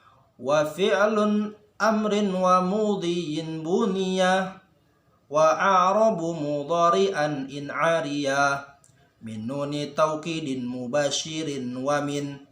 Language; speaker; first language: Arabic; non-native, learner; Indonesian